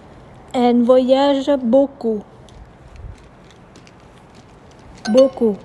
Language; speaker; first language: French; non-native, learner; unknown